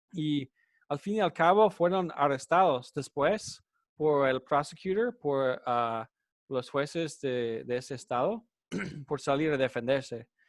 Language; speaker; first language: Spanish; non-native, fluent; English